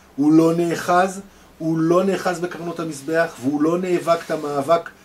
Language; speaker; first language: Hebrew; native; Hebrew